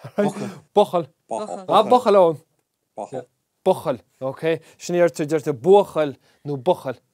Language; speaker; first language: Irish; native; Irish